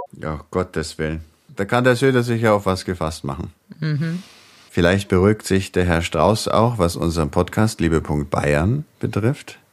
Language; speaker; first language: German; native; German